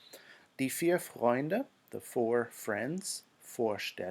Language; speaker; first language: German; non-native, fluent; English